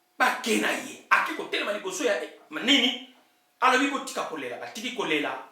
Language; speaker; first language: Lingala; non-native, local second language; Kongo